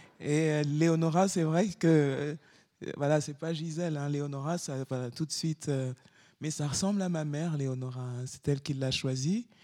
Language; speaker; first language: French; native; French